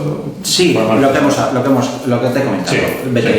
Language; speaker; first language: Spanish; native; Spanish